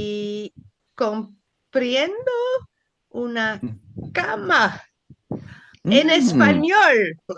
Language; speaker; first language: Spanish; non-native, learner; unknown